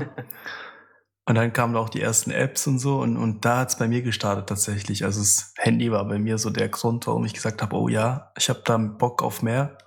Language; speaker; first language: German; native; German